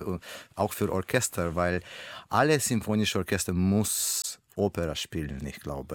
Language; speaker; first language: German; non-native, learner; Russian